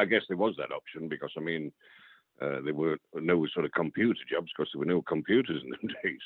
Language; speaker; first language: English; native; English